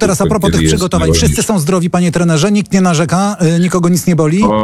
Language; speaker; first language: Polish; native; Polish